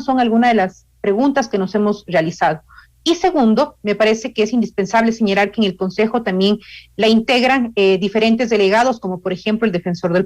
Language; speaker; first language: Spanish; native; Spanish